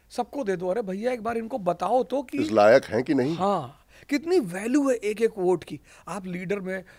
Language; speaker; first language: Hindi; native; Hindi